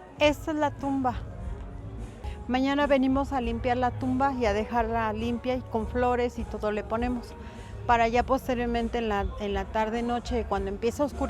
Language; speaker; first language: Spanish; native; Spanish